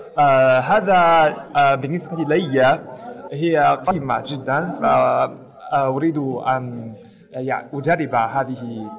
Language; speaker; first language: Arabic; non-native, fluent; Chinese